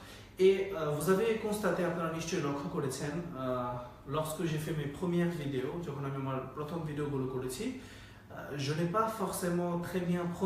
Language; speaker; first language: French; non-native, fluent; Bangla